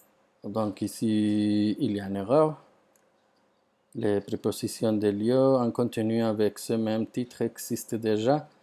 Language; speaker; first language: French; non-native, fluent; Spanish